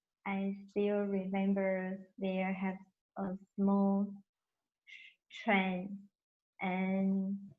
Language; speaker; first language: English; non-native, learner; Chinese